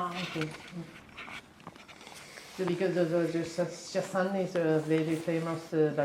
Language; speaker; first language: English; non-native, learner; Japanese